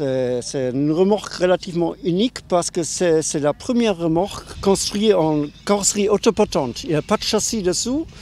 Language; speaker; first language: French; non-native, fluent; German